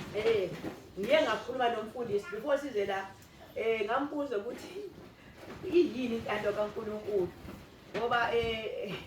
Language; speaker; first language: Zulu; native; Zulu